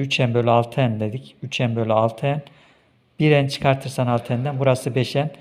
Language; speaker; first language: Turkish; native; Turkish